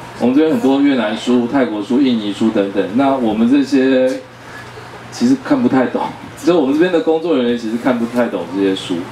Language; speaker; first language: Chinese; native; Chinese